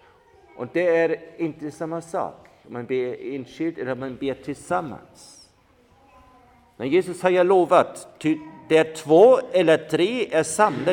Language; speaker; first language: Swedish; non-native, fluent; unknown